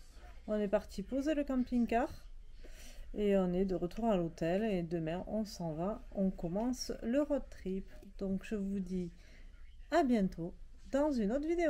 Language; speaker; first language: French; native; French